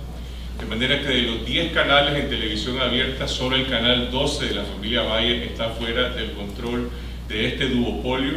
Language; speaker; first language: Spanish; native; Spanish